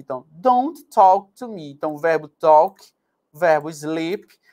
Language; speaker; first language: English; non-native, fluent; Portuguese